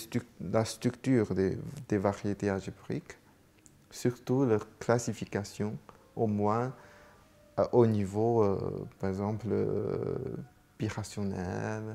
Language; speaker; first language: French; non-native, fluent; Chinese